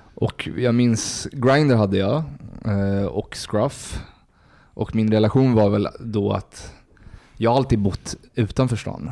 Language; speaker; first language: Swedish; early bilingual, other home language; Spanish